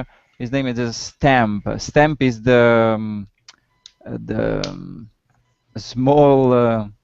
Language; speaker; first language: English; non-native, learner; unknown